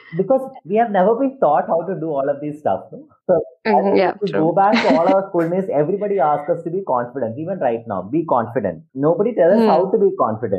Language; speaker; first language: English; non-native, local second language; Malayalam